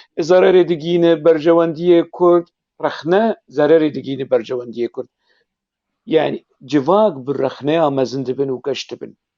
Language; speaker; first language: Kurdish; native; Kurdish